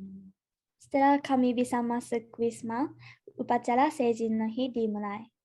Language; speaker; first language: Indonesian; non-native, learner; Japanese